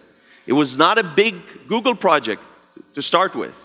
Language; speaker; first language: English; non-native, fluent; Hebrew